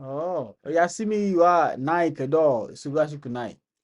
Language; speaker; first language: Japanese; non-native, learner; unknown